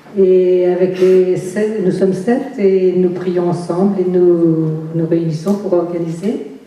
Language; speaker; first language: French; native; French